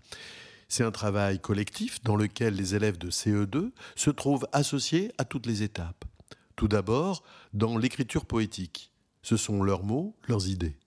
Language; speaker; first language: French; native; French